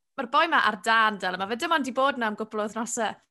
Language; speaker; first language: Welsh; native; Welsh